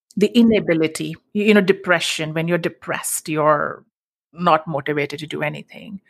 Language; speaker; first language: English; non-native, local second language; Hindi